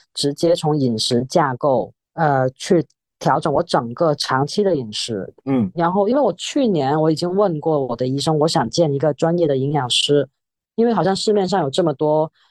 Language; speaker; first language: Chinese; non-native, local second language; Cantonese